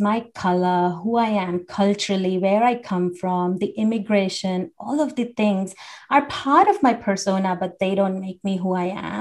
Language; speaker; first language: English; non-native, local second language; Hindi